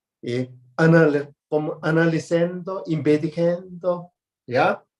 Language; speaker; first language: Spanish; non-native, learner; Tibetan